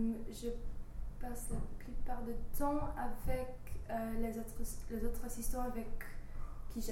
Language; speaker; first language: French; non-native, fluent; English